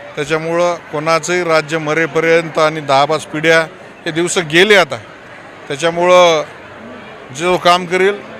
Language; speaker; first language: Marathi; native; Marathi